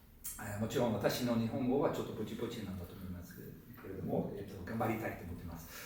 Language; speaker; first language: Japanese; non-native, fluent; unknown